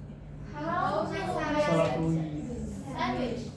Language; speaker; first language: English; non-native, learner; Indonesian